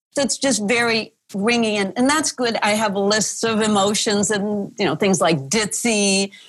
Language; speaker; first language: English; native; English